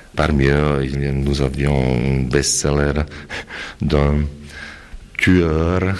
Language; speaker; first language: French; non-native, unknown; Slovak